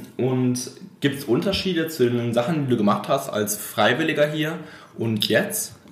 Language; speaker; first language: German; native; German